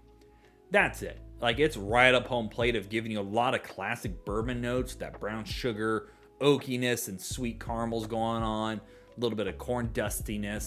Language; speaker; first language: English; native; English